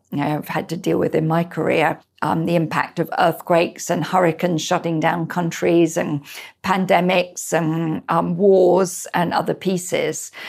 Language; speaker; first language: English; native; English